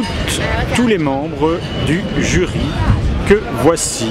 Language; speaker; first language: French; native; French